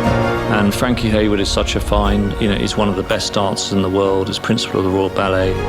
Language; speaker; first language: English; native; English